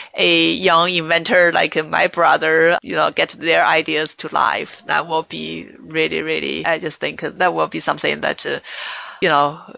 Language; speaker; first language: English; non-native, fluent; Chinese